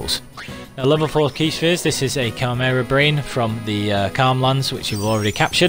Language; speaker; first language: English; native; English